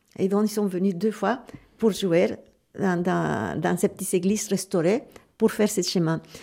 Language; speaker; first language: French; non-native, fluent; Spanish